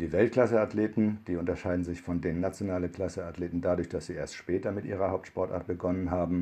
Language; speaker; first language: German; native; German